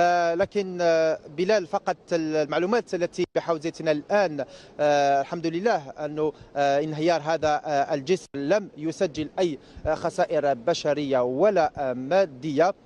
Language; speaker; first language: Arabic; native; Arabic